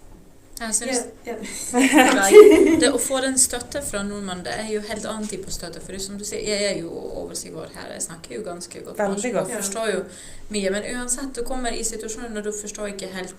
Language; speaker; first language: Norwegian; non-native, fluent; Ukrainian